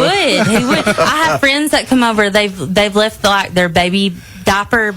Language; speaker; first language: English; native; English